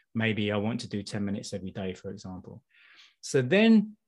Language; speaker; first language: English; native; English